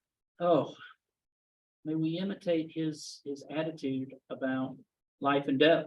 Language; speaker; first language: English; native; English